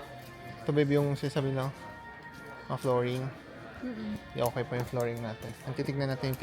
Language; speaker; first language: Filipino; native; Filipino